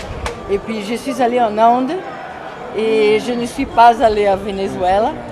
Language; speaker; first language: French; non-native, fluent; Portuguese